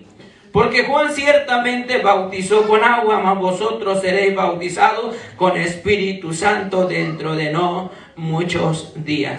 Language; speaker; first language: Spanish; native; Spanish